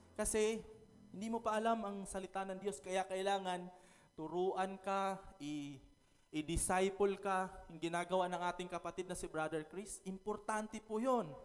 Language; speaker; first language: Filipino; non-native, local second language; Cebuano